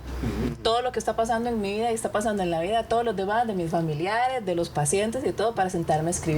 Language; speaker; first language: Spanish; native; Spanish